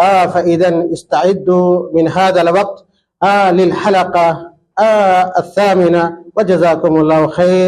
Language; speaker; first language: Arabic; non-native, fluent; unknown